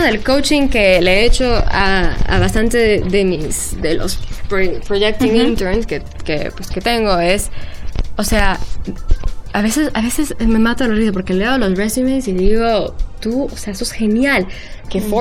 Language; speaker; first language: Spanish; early bilingual, heritage; Spanish